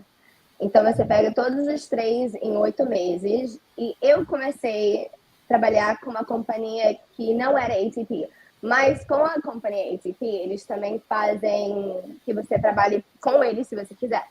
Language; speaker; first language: Portuguese; early bilingual, heritage; Portuguese